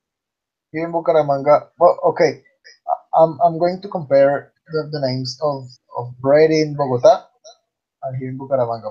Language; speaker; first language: English; non-native, learner; Spanish